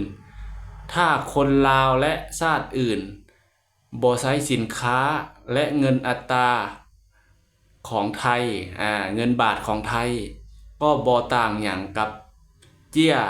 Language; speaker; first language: Thai; non-native, local second language; Lao